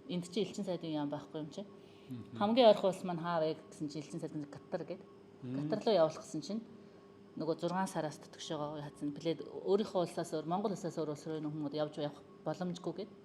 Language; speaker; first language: Mongolian; native; Mongolian